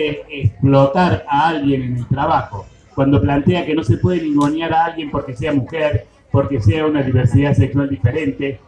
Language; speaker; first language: Spanish; native; Spanish